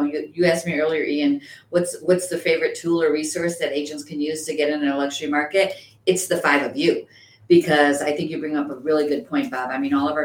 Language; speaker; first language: English; native; English